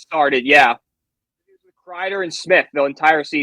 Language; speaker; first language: English; native; English